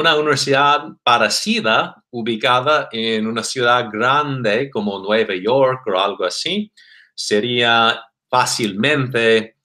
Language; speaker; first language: Spanish; non-native, fluent; English